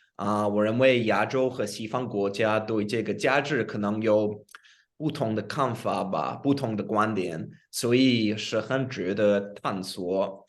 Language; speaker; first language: Chinese; non-native, fluent; English